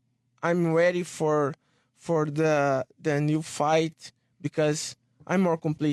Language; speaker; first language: English; non-native, learner; Portuguese